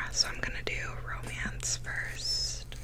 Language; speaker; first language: English; native; English